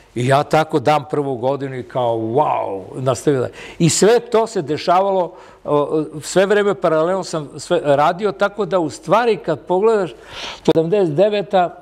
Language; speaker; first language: Serbian; early bilingual, other home language; Italian